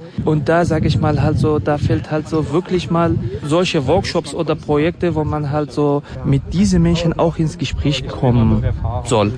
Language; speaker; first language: German; non-native, fluent; Kurdish